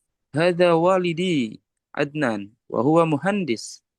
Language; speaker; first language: Arabic; non-native, learner; Indonesian